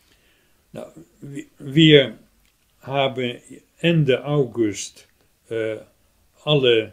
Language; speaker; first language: German; non-native, fluent; Dutch